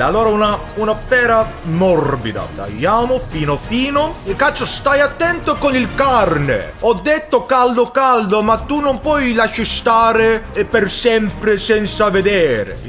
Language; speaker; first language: Italian; non-native, learner; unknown